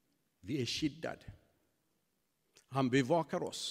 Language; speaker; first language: Swedish; non-native, fluent; Tigrinya